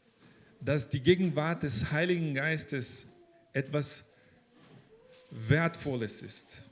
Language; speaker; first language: German; non-native, fluent; Portuguese